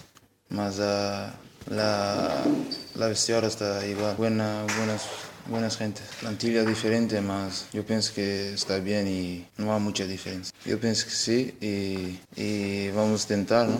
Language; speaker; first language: Spanish; non-native, learner; Portuguese